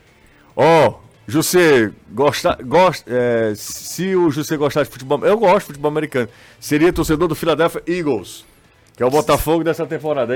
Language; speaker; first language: Portuguese; native; Portuguese